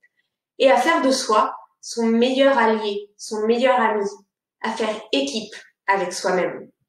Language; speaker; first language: French; native; French